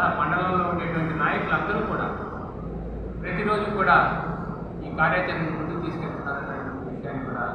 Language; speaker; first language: Telugu; native; Telugu